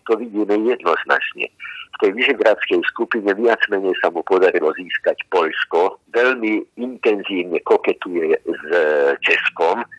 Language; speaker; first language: Slovak; non-native, local second language; Hungarian